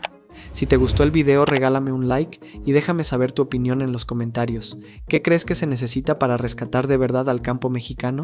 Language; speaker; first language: Spanish; native; Spanish